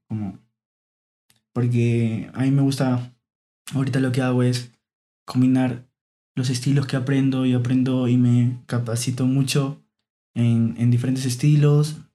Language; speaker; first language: Spanish; native; Spanish